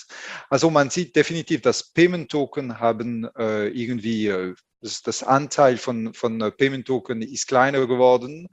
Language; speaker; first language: German; non-native, fluent; French